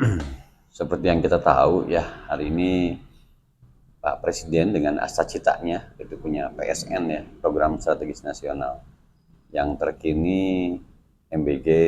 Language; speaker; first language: Indonesian; non-native, local second language; Sundanese